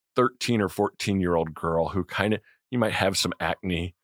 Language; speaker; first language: English; native; English